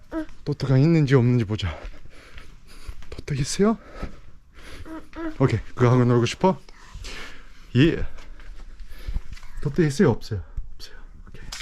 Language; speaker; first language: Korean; early bilingual, heritage; English